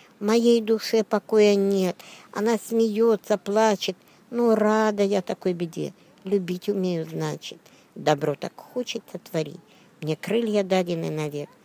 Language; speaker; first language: Russian; native; Russian